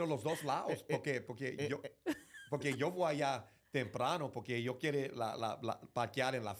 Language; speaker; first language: Spanish; early bilingual, heritage; English